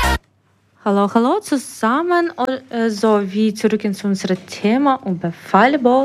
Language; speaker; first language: German; non-native, learner; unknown